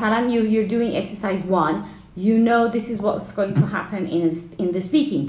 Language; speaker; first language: English; non-native, fluent; Persian